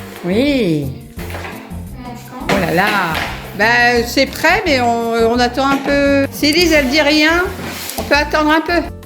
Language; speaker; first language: French; native; French